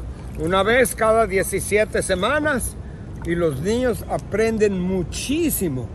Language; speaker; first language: Spanish; non-native, fluent; English